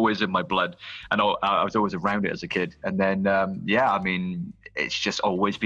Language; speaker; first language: English; native; English